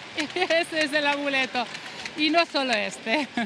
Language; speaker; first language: Spanish; non-native, fluent; Georgian